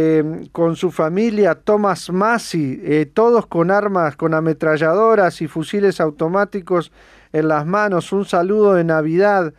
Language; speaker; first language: Spanish; native; Spanish